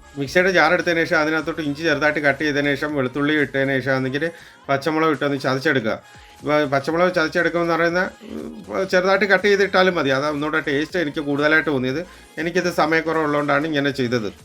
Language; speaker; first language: Malayalam; native; Malayalam